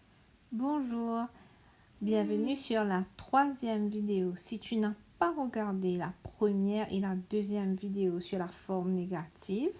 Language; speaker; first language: French; non-native, local second language; Morisyen